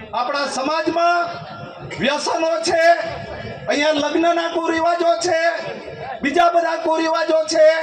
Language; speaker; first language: Gujarati; non-native, local second language; Kukna